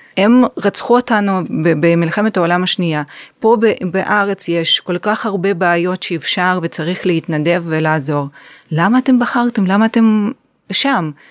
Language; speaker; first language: Hebrew; non-native, fluent; Russian